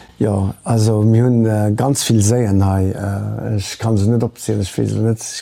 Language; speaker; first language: Luxembourgish; early bilingual, other home language; Portuguese